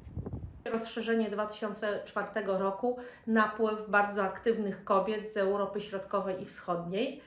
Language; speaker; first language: Polish; native; Polish